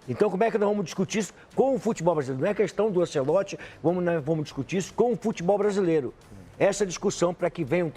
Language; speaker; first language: Portuguese; native; Portuguese